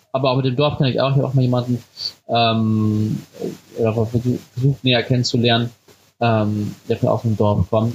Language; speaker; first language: German; native; German